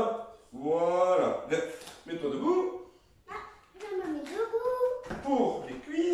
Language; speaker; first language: French; native; French